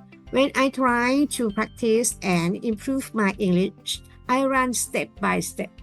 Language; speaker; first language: English; non-native, learner; Thai